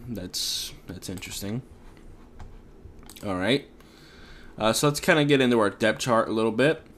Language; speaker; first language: English; native; English